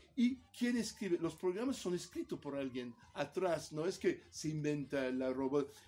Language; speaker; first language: Spanish; non-native, fluent; Italian